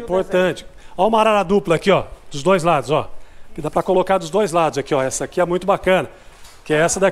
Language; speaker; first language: Portuguese; native; Portuguese